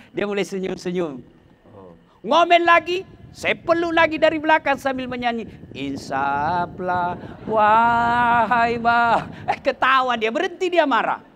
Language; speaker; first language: Indonesian; non-native, local second language; Buginese